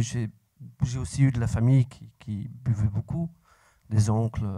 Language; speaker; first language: French; non-native, local second language; Dutch